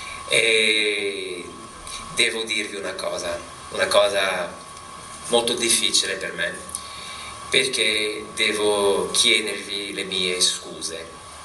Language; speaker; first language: Italian; non-native, fluent; English